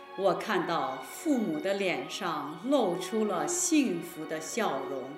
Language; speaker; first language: Chinese; native; Chinese